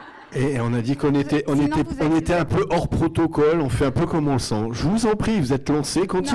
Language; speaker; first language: French; native; French